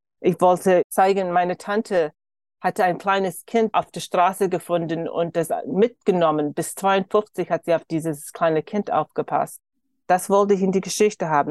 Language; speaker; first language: German; early bilingual, heritage; German